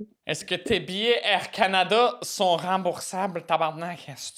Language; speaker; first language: French; non-native, fluent; English